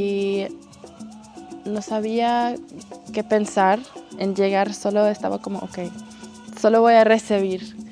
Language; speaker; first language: Spanish; non-native, fluent; English